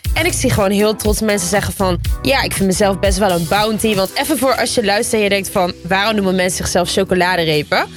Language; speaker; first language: Dutch; native; Dutch